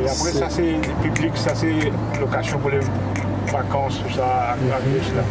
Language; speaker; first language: French; non-native, local second language; Morisyen